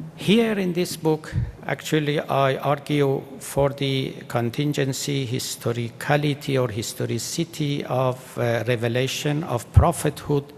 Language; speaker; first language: English; non-native, fluent; Persian